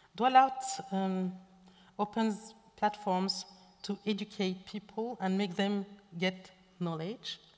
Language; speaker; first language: English; non-native, local second language; French